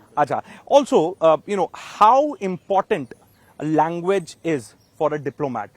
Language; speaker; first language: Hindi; native; Hindi